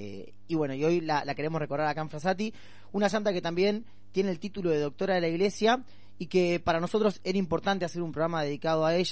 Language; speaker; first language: Spanish; native; Spanish